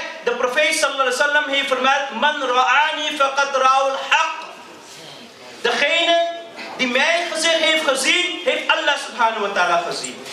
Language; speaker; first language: Dutch; early bilingual, other home language; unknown